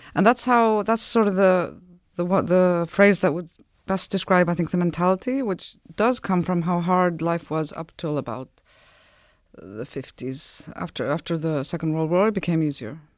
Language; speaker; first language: English; non-native, fluent; Icelandic